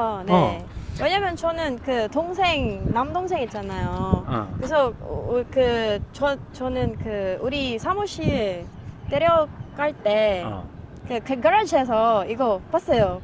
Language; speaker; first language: Korean; non-native, fluent; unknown